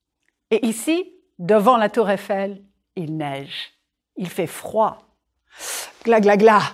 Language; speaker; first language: French; non-native, fluent; English